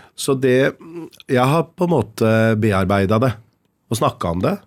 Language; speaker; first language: Norwegian; native; Norwegian